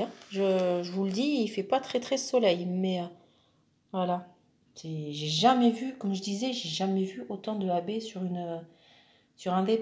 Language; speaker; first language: French; native; French